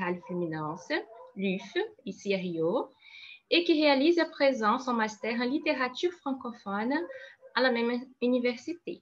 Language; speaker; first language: French; non-native, fluent; Portuguese